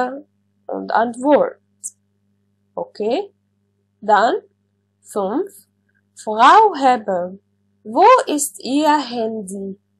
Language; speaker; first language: German; non-native, fluent; Arabic